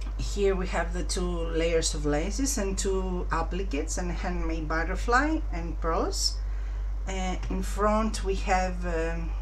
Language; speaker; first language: English; non-native, fluent; Greek